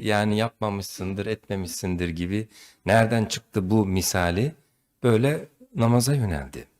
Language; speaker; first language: Turkish; native; Turkish